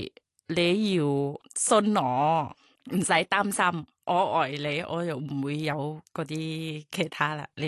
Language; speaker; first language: Cantonese; non-native, learner; Thai